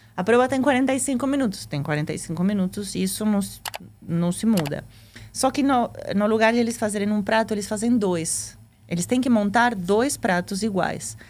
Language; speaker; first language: Portuguese; non-native, fluent; Spanish